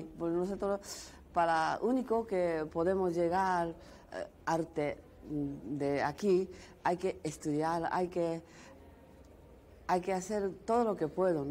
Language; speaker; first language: Spanish; non-native, learner; Japanese